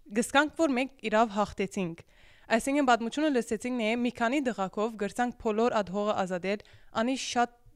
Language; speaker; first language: Armenian; early bilingual, heritage; Armenian